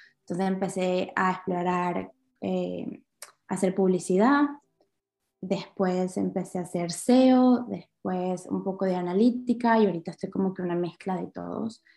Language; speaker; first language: Spanish; native; Spanish